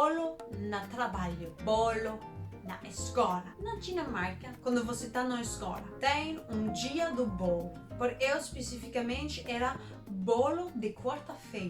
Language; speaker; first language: Portuguese; non-native, learner; Danish